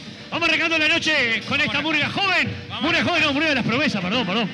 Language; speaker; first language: Spanish; native; Spanish